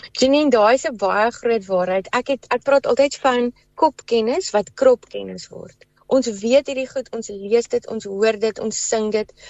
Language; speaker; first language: Afrikaans; native; Afrikaans